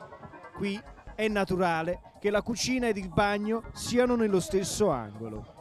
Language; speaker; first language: Italian; native; Italian